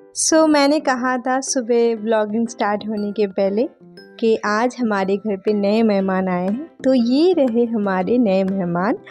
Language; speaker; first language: Hindi; non-native, local second language; Bangla